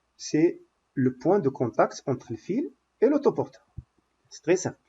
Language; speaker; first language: French; non-native, local second language; Arabic